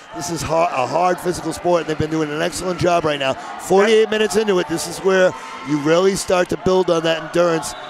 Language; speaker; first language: English; native; English